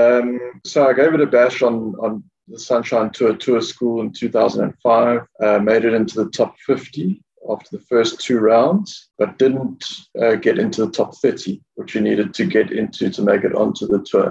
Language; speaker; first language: English; native; English